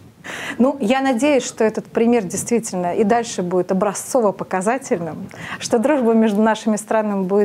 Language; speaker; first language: Russian; native; Russian